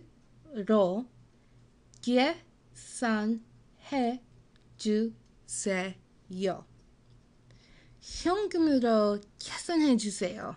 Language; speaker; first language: Korean; non-native, learner; English